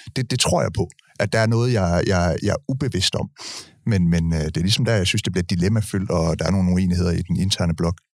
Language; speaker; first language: Danish; native; Danish